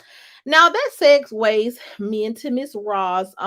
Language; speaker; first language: English; native; English